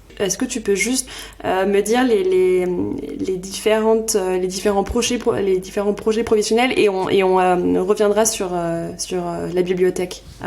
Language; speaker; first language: French; native; French